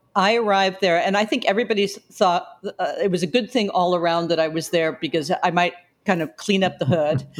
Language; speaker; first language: English; native; English